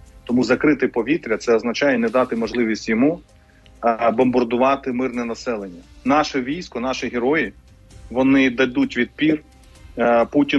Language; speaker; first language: Ukrainian; native; Ukrainian